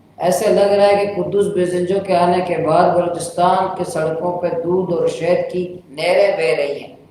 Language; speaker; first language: Urdu; non-native, local second language; Baluchi